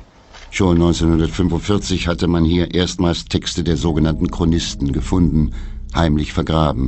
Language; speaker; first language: German; native; German